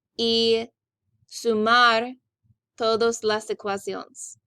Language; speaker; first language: Spanish; non-native, learner; English